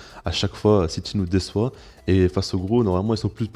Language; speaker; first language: French; native; French